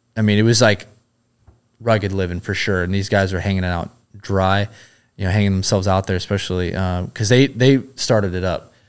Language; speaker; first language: English; native; English